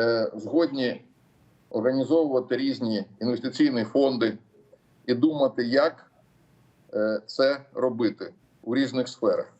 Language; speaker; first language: Ukrainian; non-native, local second language; Russian